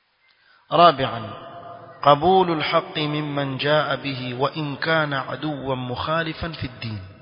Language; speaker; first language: Arabic; non-native, fluent; Swahili